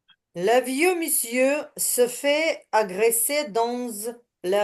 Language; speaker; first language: French; non-native, learner; Ukrainian